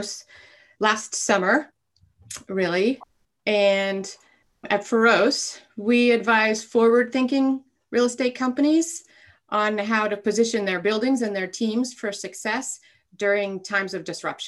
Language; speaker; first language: English; native; English